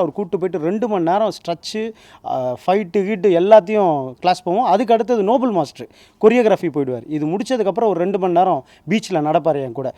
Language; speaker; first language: Tamil; native; Tamil